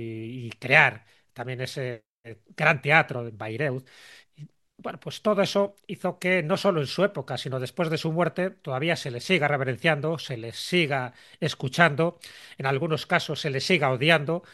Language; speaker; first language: Spanish; native; Spanish